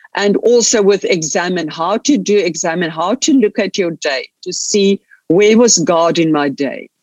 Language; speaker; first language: English; non-native, local second language; Afrikaans